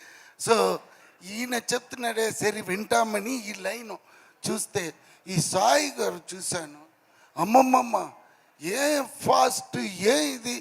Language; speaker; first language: Telugu; non-native, fluent; Tamil